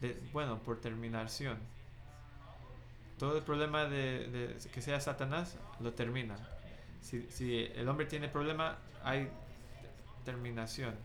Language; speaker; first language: Spanish; non-native, fluent; English